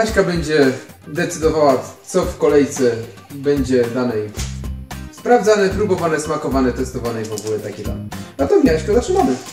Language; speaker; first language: Polish; native; Polish